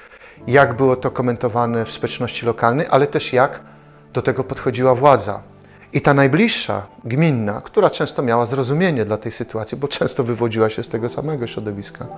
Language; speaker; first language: Polish; native; Polish